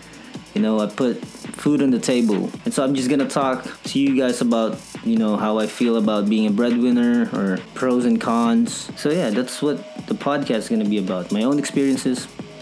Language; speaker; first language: English; non-native, local second language; Filipino